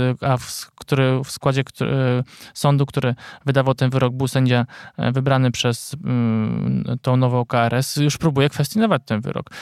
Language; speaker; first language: Polish; native; Polish